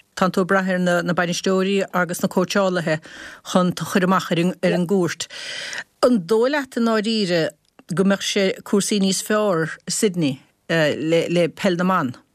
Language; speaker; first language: Irish; native; Irish